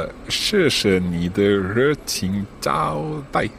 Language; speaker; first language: Chinese; non-native, learner; English